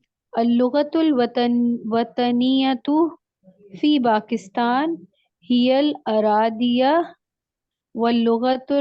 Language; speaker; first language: Arabic; non-native, learner; Urdu